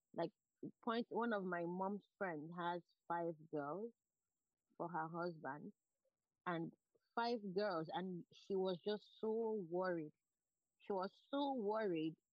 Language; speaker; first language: English; non-native, local second language; Igbo